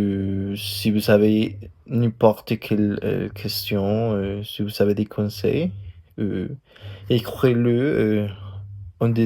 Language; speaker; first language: French; non-native, fluent; Spanish